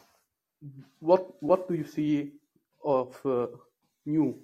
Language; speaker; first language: English; non-native, fluent; Italian